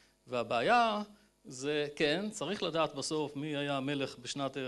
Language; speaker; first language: Hebrew; native; Hebrew